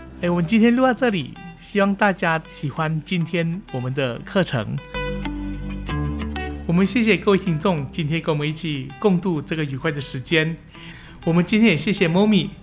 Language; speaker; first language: Chinese; early bilingual, heritage; Chinese